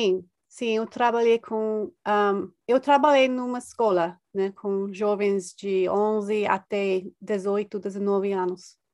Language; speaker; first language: Portuguese; non-native, fluent; English